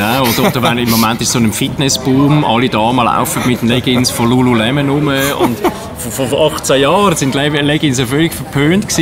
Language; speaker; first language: German; native; German